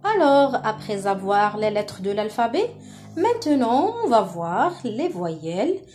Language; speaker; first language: French; non-native, local second language; Arabic